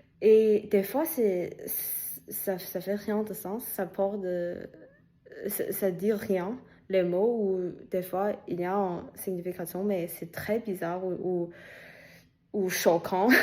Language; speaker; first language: French; non-native, fluent; Chinese